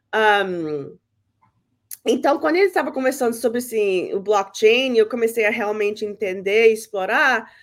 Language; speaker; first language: Portuguese; early bilingual, heritage; Portuguese